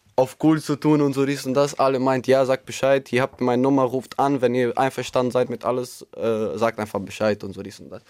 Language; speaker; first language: German; non-native, fluent; Albanian